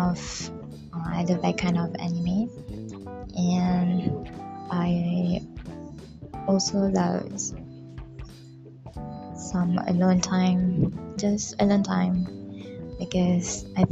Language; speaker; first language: English; non-native, local second language; Malay